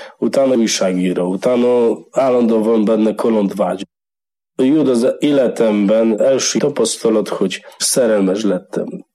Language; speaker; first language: Hungarian; non-native, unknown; Polish